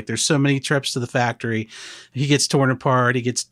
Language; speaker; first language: English; native; English